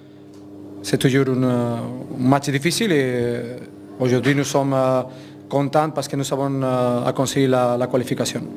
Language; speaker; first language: French; non-native, fluent; Spanish